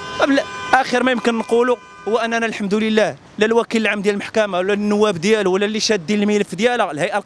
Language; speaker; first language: Arabic; native; Arabic